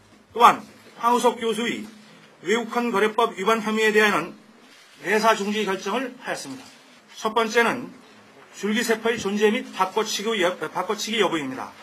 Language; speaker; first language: Korean; native; Korean